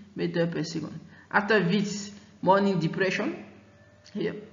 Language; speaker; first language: English; non-native, fluent; French